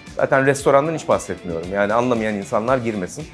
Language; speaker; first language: Turkish; native; Turkish